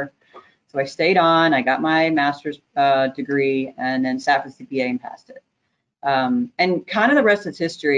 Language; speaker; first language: English; native; English